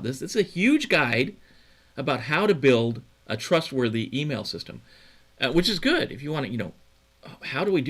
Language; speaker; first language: English; native; English